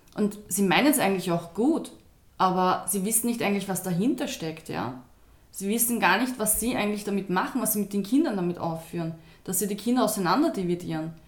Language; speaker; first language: German; early bilingual, other home language; Turkish